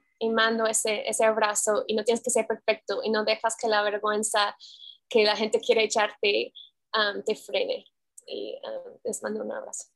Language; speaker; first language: Spanish; non-native, fluent; English